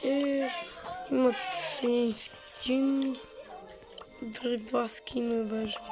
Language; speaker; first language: Bulgarian; native; Bulgarian